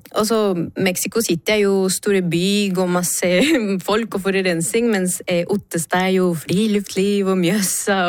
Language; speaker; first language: Norwegian; non-native, fluent; Spanish